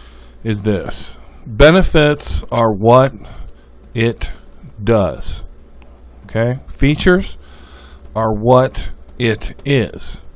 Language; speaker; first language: English; native; English